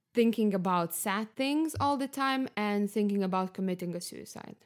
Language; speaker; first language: English; non-native, fluent; Lithuanian